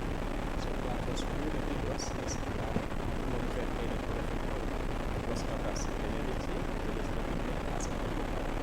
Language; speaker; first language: Spanish; non-native, fluent; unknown